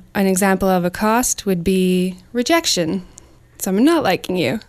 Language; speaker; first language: English; native; English